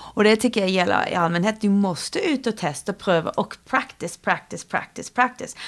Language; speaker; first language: Swedish; non-native, fluent; English